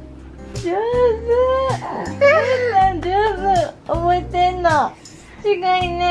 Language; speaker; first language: Japanese; native; Japanese